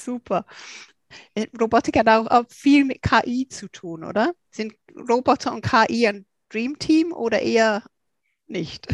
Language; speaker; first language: German; non-native, fluent; English